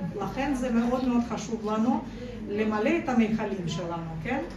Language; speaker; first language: Hebrew; non-native, fluent; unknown